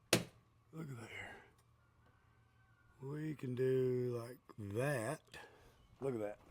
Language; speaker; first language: English; native; English